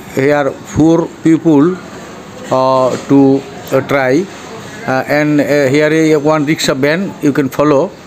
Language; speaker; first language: English; non-native, learner; Bangla